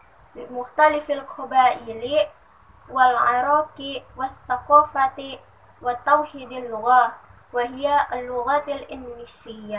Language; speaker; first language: Arabic; non-native, learner; Indonesian